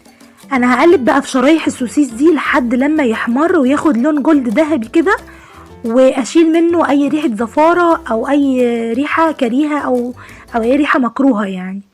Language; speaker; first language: Arabic; native; Arabic